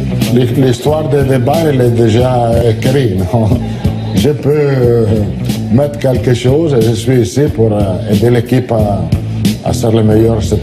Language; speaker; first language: French; non-native, fluent; Italian